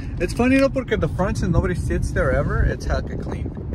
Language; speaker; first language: English; early bilingual, other home language; Spanish